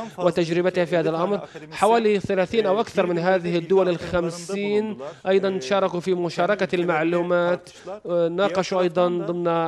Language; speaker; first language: Arabic; non-native, fluent; Turkish